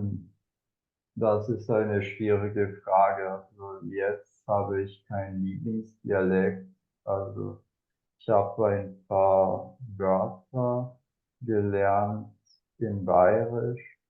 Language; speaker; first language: German; non-native, fluent; Spanish